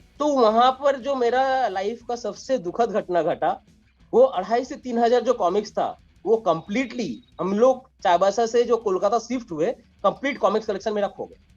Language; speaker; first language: Hindi; non-native, local second language; Bangla